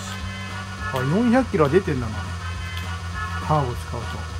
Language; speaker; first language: Japanese; native; Japanese